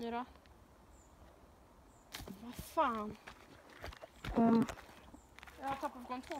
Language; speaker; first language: Swedish; native; Swedish